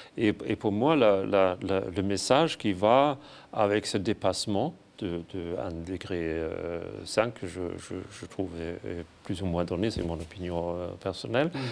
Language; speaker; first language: French; non-native, fluent; German